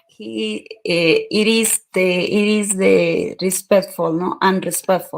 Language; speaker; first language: English; non-native, learner; Spanish